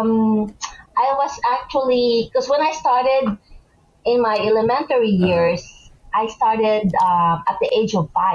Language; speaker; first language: English; non-native, local second language; Hiligaynon